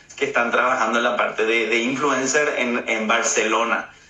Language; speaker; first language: Spanish; native; Spanish